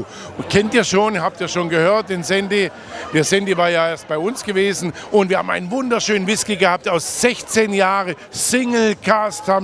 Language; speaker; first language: German; native; German